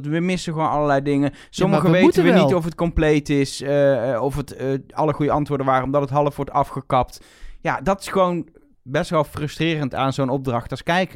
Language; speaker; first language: Dutch; native; Dutch